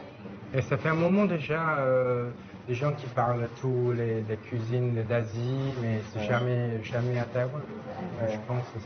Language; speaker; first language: French; non-native, fluent; Chinese